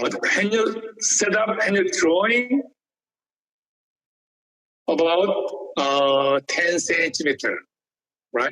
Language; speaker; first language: English; non-native, learner; Korean